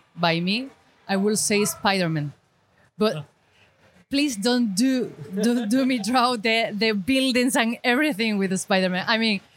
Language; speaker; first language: English; non-native, learner; Spanish